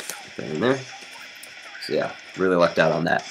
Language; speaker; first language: English; native; English